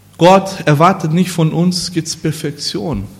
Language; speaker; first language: German; non-native, learner; Portuguese